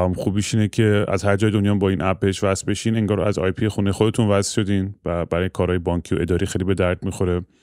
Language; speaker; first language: Persian; native; Persian